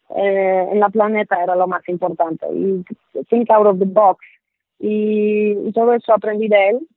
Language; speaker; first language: Spanish; non-native, fluent; Polish